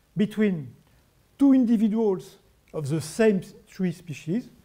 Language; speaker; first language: English; non-native, fluent; French